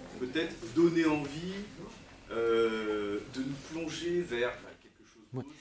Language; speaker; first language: French; native; French